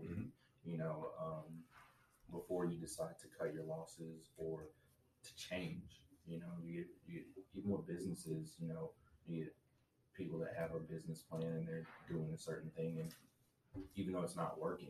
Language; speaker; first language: English; native; English